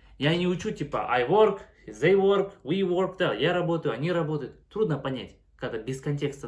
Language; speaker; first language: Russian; non-native, local second language; Kazakh